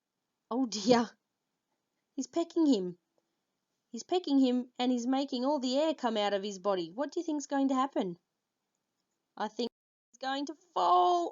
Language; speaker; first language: English; native; English